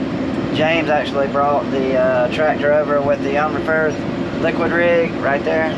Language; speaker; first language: English; native; English